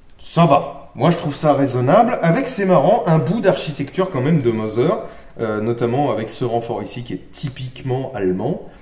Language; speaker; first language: French; native; French